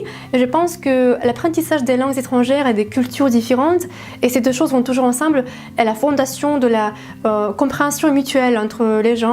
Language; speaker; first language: French; non-native, fluent; Russian